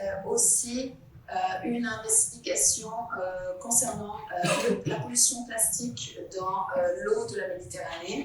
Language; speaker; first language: French; non-native, fluent; Italian